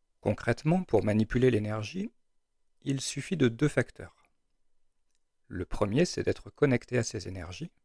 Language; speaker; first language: French; native; French